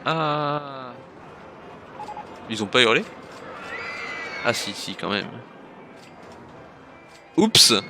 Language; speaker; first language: French; native; French